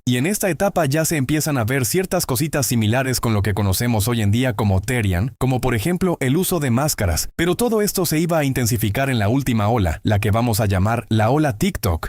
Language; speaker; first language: Spanish; native; Spanish